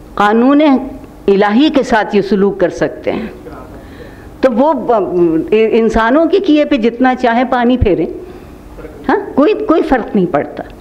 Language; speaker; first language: Urdu; native; Urdu